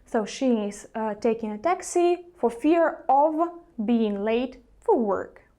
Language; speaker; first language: English; non-native, fluent; Russian